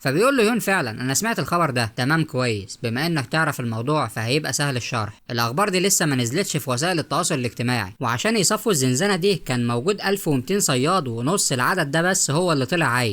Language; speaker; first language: Arabic; native; Arabic